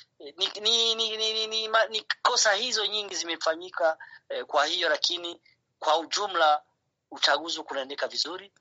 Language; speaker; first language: Swahili; non-native, local second language; Rundi